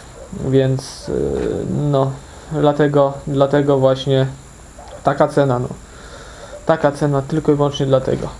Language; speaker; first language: Polish; native; Polish